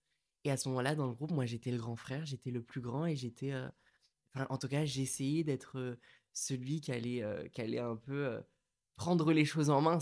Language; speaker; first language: French; native; French